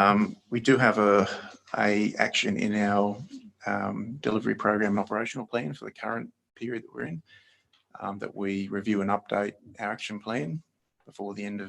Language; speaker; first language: English; native; English